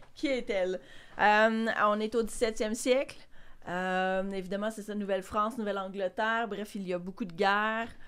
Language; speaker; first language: French; native; French